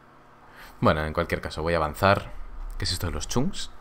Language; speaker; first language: Spanish; native; Spanish